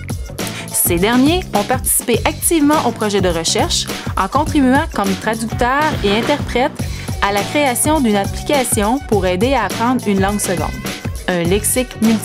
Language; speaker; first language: French; native; French